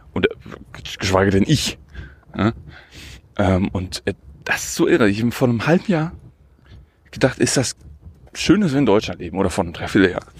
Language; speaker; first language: German; native; German